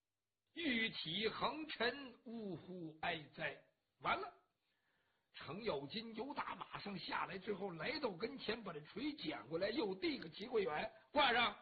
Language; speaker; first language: Chinese; native; Chinese